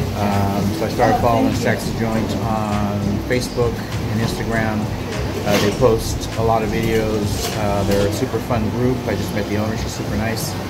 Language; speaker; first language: English; native; English